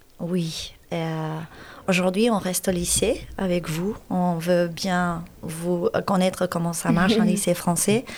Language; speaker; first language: French; non-native, fluent; Spanish